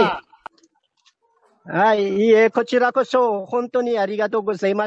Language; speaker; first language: Japanese; non-native, fluent; Malagasy